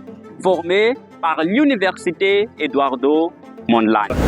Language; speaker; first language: French; non-native, fluent; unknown